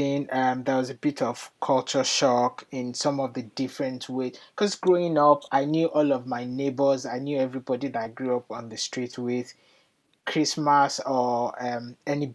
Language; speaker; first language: English; non-native, local second language; Yoruba